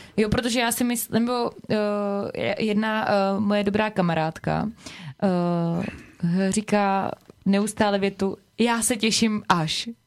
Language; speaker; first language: Czech; native; Czech